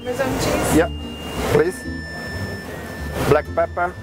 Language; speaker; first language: English; non-native, learner; Italian